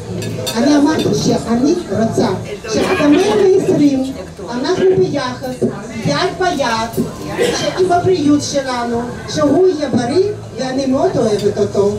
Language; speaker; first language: Hebrew; non-native, fluent; Russian